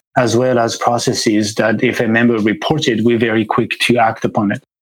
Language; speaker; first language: English; non-native, fluent; French